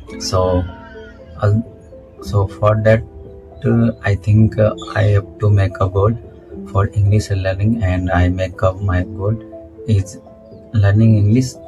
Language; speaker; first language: English; non-native, learner; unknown